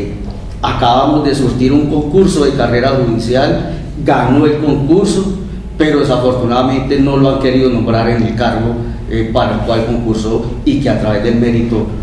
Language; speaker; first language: Spanish; native; Spanish